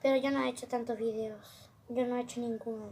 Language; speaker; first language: Spanish; native; Spanish